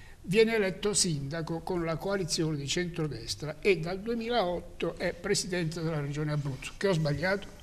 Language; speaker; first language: Italian; native; Italian